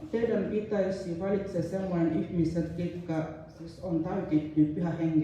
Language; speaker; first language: Finnish; non-native, fluent; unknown